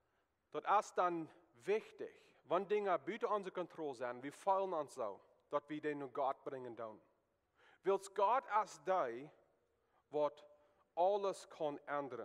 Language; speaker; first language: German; non-native, learner; Plautdietsch